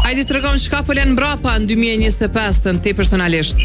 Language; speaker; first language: Albanian; native; Albanian